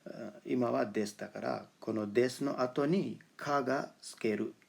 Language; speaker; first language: Japanese; non-native, fluent; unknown